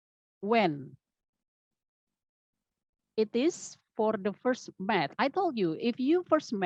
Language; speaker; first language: English; non-native, fluent; Indonesian